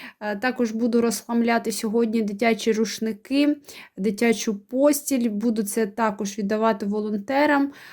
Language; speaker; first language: Ukrainian; non-native, local second language; Russian